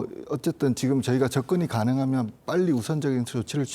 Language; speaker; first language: Korean; native; Korean